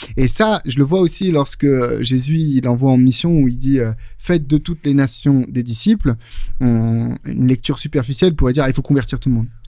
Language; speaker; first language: French; native; French